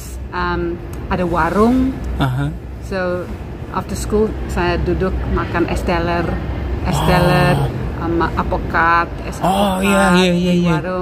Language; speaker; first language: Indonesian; non-native, local second language; English